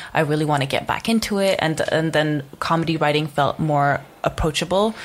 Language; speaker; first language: English; non-native, fluent; Czech